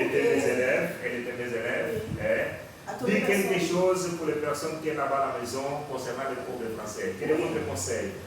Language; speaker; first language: French; non-native, learner; Portuguese